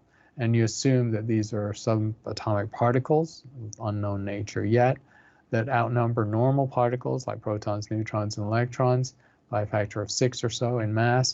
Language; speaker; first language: English; native; English